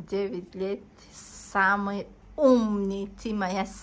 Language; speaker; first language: Russian; non-native, local second language; Tajik